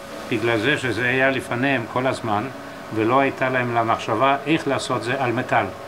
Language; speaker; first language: Hebrew; non-native, fluent; Polish